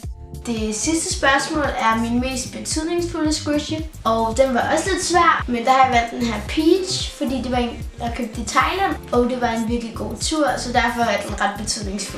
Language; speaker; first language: Danish; native; Danish